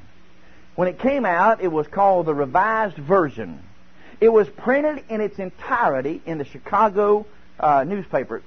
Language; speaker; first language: English; native; English